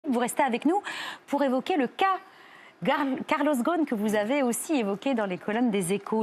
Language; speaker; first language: French; native; French